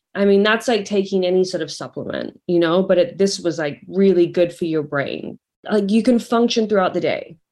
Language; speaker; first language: English; native; English